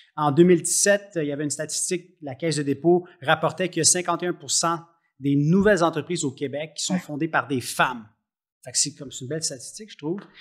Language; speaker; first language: French; native; French